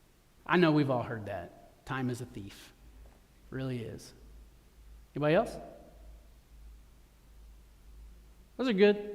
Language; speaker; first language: English; native; English